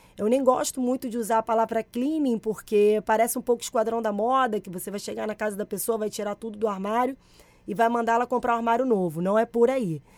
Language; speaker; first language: Portuguese; early bilingual, other home language; Spanish